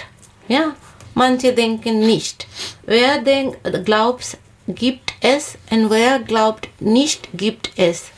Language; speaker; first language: German; non-native, learner; Bangla